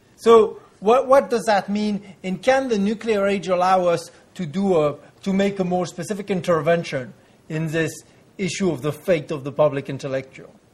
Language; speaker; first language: English; non-native, fluent; French